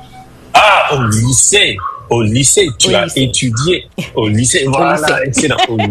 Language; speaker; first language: French; non-native, fluent; English